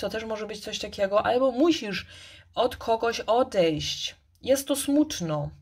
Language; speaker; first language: Polish; early bilingual, heritage; Polish